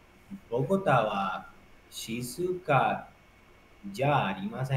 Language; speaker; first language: Japanese; non-native, learner; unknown